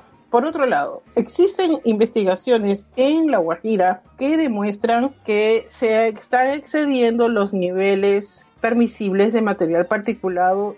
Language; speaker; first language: Spanish; native; Spanish